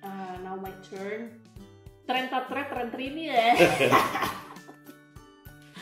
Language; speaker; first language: English; non-native, fluent; Indonesian